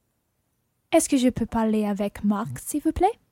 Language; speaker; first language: French; non-native, learner; English